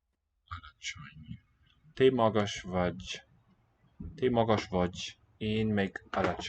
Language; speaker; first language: Hungarian; non-native, learner; English